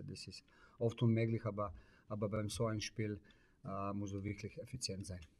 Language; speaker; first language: German; non-native, learner; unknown